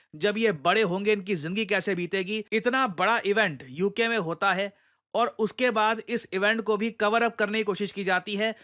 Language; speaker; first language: Hindi; native; Hindi